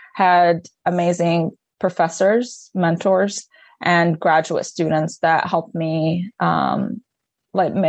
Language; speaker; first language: English; non-native, fluent; Arabic